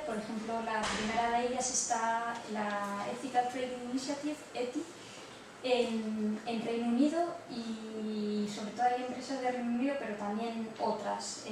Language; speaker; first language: Spanish; native; Spanish